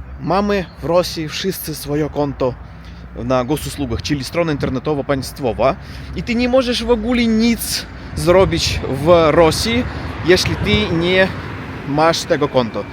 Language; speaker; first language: Polish; non-native, learner; Russian